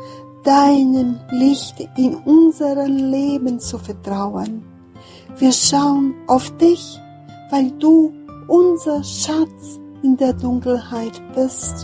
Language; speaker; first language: German; non-native, fluent; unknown